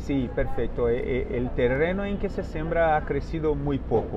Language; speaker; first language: Spanish; non-native, fluent; Portuguese